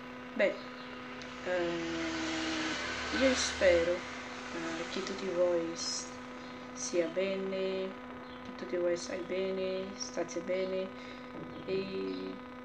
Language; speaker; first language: Italian; non-native, learner; Portuguese